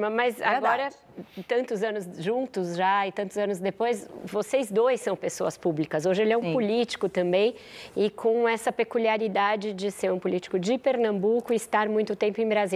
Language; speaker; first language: Portuguese; native; Portuguese